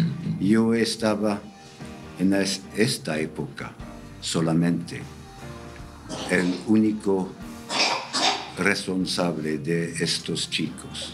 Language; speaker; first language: Spanish; non-native, fluent; English